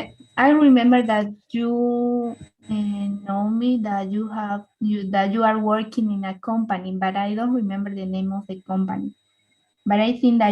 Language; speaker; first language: English; non-native, learner; Spanish